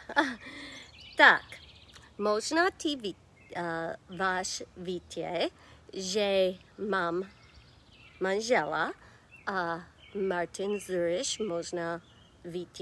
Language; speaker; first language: Czech; non-native, learner; English